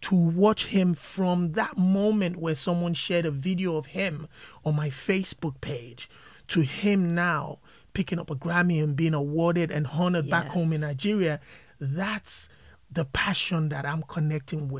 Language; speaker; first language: English; non-native, local second language; Yoruba